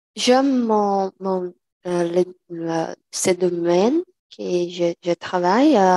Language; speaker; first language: French; non-native, learner; Portuguese